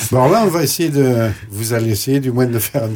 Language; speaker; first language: French; native; French